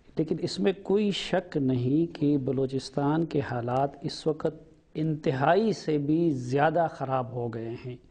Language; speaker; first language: Urdu; non-native, local second language; Pashto